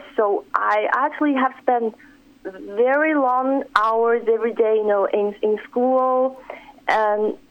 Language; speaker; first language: English; non-native, fluent; Chinese